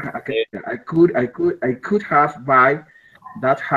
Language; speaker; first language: English; non-native, learner; Spanish